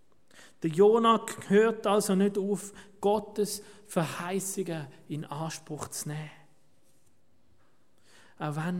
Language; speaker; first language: German; native; German